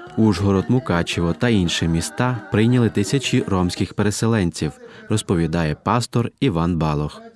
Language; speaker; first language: Ukrainian; native; Ukrainian